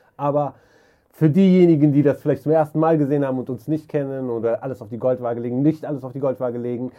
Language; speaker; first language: German; early bilingual, other home language; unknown